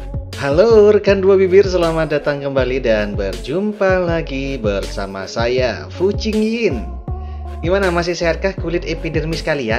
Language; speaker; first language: Indonesian; native; Indonesian